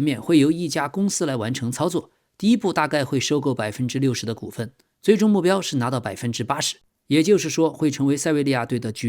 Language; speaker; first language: Chinese; native; Chinese